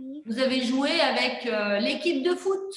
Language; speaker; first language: French; native; French